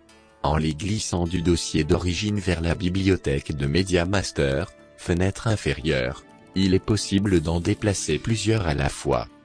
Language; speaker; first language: French; native; French